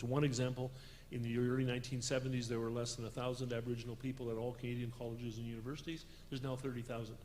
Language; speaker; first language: English; native; English